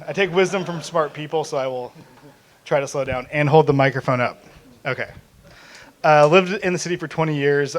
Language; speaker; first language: English; native; English